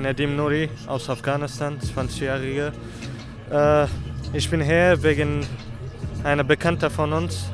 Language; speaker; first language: German; early bilingual, other home language; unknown